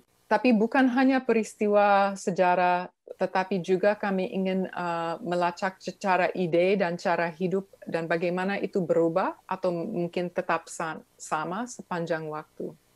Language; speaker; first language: Indonesian; early bilingual, other home language; English